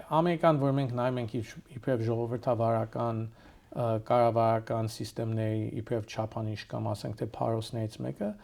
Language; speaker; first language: Armenian; early bilingual, heritage; Armenian